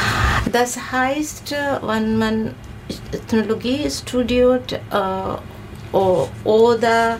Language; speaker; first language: German; non-native, learner; Bangla